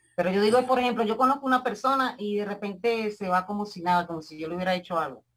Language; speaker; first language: Spanish; native; Spanish